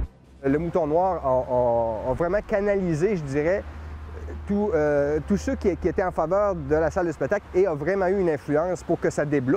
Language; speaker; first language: French; native; French